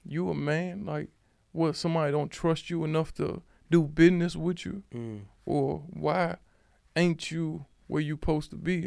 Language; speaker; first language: English; native; English